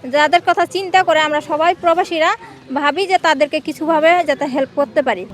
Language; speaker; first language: Bangla; native; Bangla